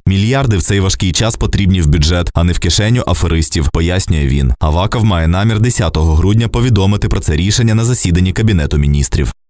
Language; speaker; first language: Ukrainian; native; Ukrainian